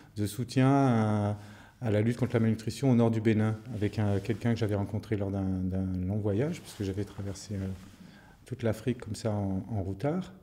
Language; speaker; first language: French; native; French